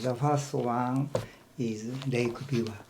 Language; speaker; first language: English; non-native, learner; Japanese